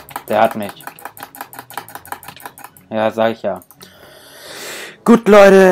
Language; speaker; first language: German; native; German